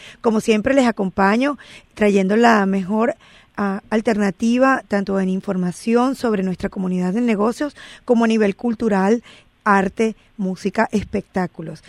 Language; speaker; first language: Spanish; native; Spanish